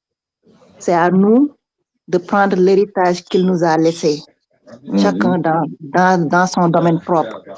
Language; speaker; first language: French; non-native, local second language; Wolof